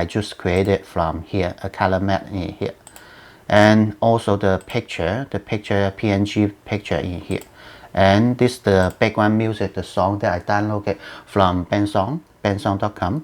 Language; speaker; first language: English; non-native, learner; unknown